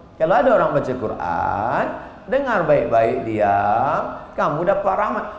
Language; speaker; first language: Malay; native; Malay